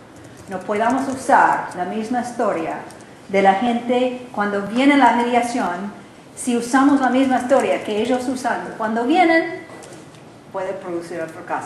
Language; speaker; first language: Spanish; non-native, learner; English